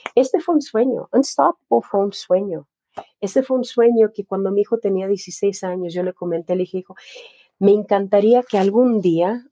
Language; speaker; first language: Spanish; native; Spanish